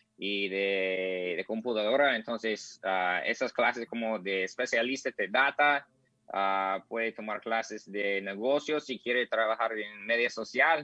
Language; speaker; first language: Spanish; non-native, learner; English